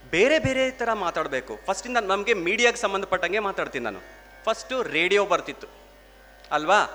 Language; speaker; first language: Kannada; non-native, local second language; Telugu